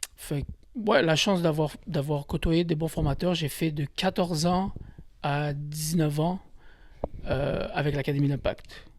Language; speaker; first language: French; early bilingual, other home language; Kabyle